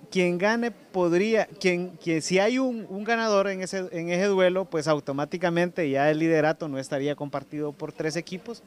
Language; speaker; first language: Spanish; native; Spanish